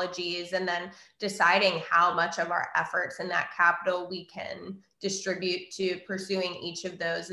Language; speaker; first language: English; native; English